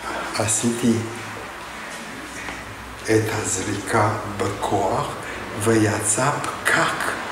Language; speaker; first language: Hebrew; non-native, fluent; Romanian